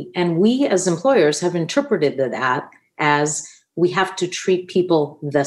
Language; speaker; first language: English; non-native, fluent; Italian